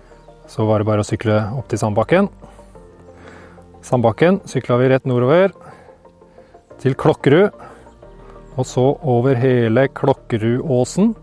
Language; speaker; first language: Norwegian; native; Norwegian